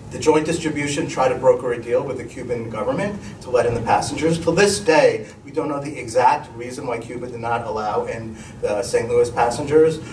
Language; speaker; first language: English; native; English